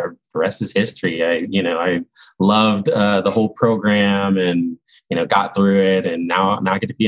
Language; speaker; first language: English; native; English